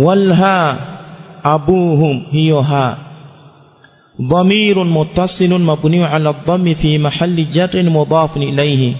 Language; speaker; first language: Arabic; non-native, fluent; Swahili